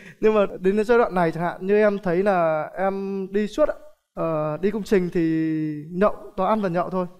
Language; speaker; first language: Vietnamese; native; Vietnamese